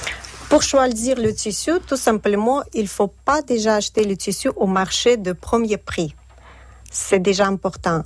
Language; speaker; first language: French; non-native, fluent; Russian